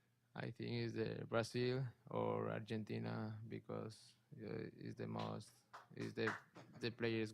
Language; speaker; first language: English; non-native, learner; Spanish